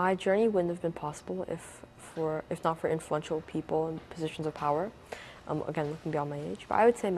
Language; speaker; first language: English; native; English